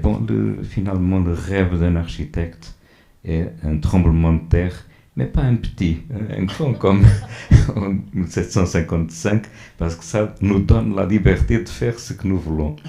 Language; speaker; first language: French; non-native, fluent; Portuguese